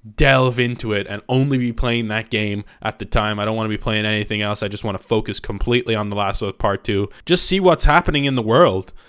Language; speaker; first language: English; native; English